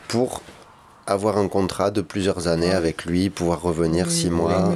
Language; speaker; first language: French; native; French